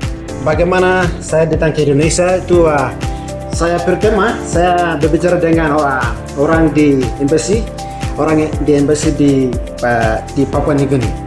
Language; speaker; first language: Indonesian; non-native, learner; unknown